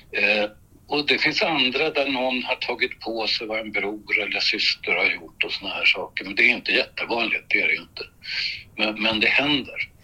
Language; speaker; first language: Swedish; native; Swedish